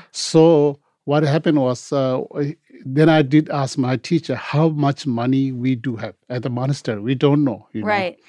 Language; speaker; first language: English; non-native, local second language; Tibetan